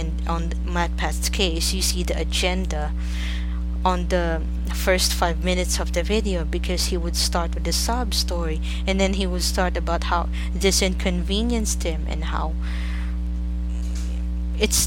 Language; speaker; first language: English; non-native, local second language; Filipino